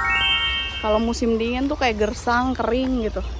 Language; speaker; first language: Indonesian; native; Indonesian